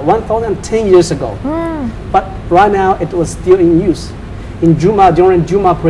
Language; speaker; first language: English; non-native, fluent; Chinese